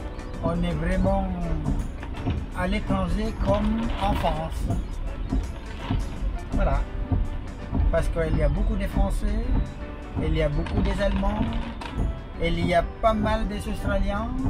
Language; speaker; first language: French; non-native, fluent; Indonesian